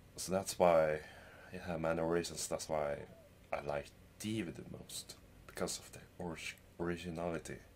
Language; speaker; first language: English; non-native, fluent; Swedish